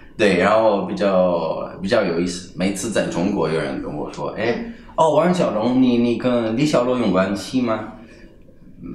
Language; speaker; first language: Chinese; non-native, fluent; Italian